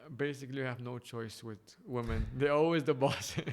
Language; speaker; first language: English; non-native, fluent; Bulgarian